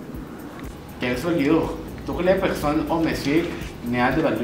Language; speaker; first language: French; non-native, learner; Spanish